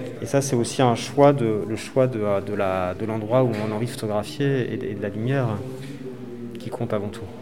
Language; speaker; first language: French; native; French